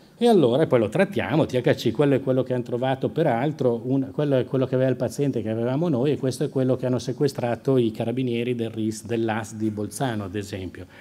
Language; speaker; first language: Italian; native; Italian